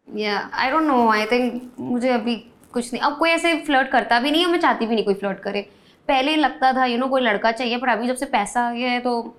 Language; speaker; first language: Hindi; native; Hindi